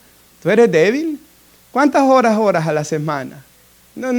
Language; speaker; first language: Spanish; native; Spanish